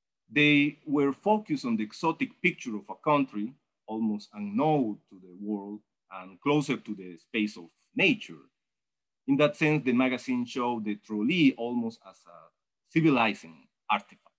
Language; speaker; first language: English; non-native, fluent; Spanish